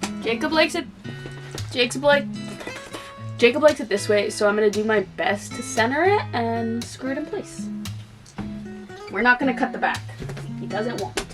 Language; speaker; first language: English; native; English